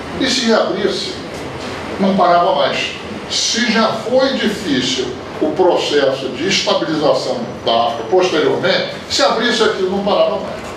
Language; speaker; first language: Portuguese; native; Portuguese